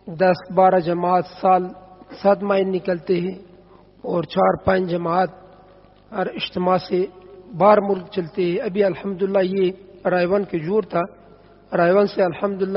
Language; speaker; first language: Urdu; non-native, learner; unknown